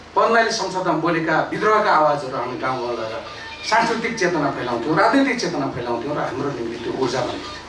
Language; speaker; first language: Nepali; native; Nepali